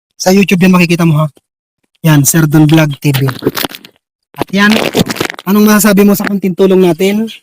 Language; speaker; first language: Filipino; native; Filipino